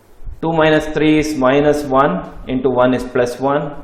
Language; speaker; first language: English; non-native, local second language; Kannada